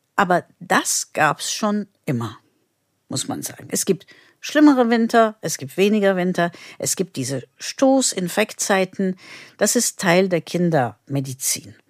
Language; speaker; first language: German; non-native, fluent; Turkish